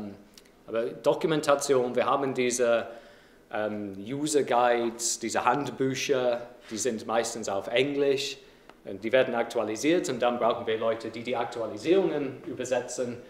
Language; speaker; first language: German; non-native, fluent; English